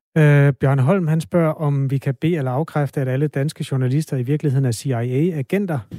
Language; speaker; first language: Danish; native; Danish